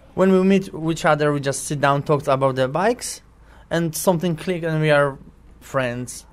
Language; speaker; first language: English; non-native, learner; Polish